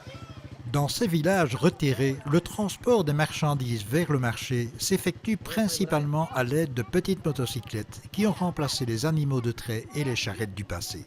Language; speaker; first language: French; native; French